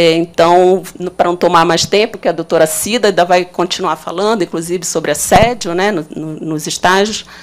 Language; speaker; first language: Portuguese; native; Portuguese